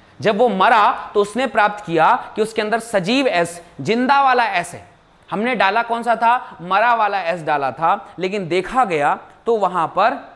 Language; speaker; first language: Hindi; native; Hindi